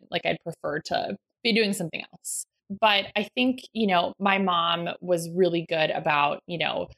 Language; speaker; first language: English; native; English